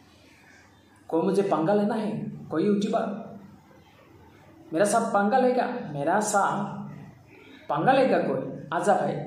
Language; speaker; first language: Hindi; non-native, local second language; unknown